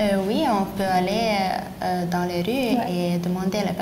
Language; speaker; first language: French; non-native, learner; Lithuanian